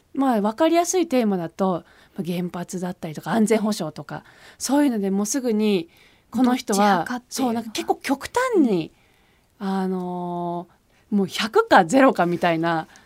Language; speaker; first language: Japanese; early bilingual, other home language; German